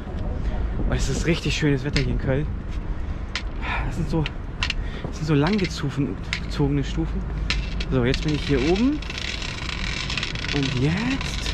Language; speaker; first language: German; native; German